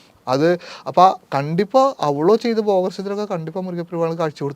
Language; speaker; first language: Tamil; non-native, local second language; Malayalam